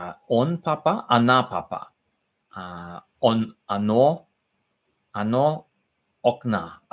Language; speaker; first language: Russian; non-native, learner; English